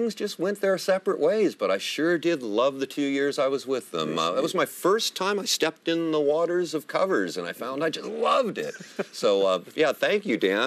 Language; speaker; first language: English; native; English